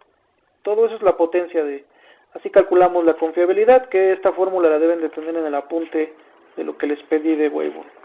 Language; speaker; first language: Spanish; native; Spanish